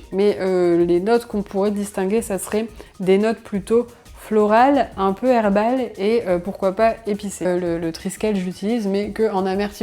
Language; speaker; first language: French; native; French